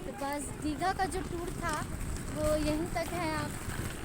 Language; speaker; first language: Hindi; native; Hindi